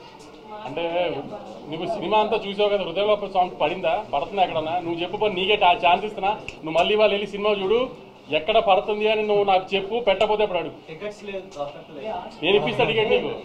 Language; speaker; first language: Telugu; native; Telugu